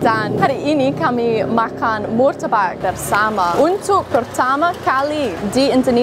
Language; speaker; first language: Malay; non-native, learner; English